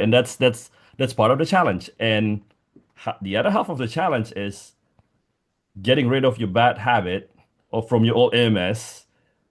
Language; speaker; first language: English; non-native, fluent; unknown